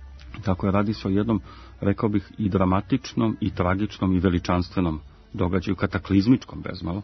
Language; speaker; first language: Croatian; native; Croatian